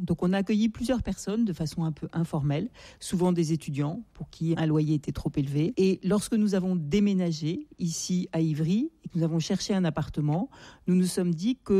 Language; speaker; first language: French; native; French